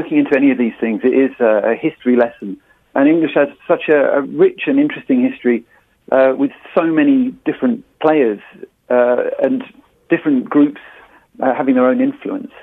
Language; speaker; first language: English; native; English